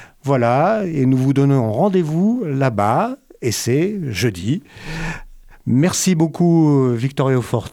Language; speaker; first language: French; native; French